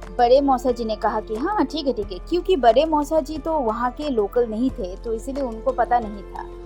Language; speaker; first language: Hindi; non-native, local second language; Bangla